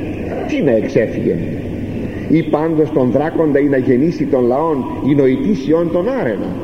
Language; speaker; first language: Greek; native; Greek